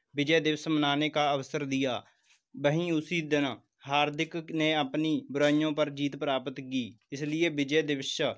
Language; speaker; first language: Hindi; non-native, local second language; Punjabi